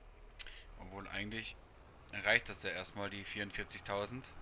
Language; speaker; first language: German; native; German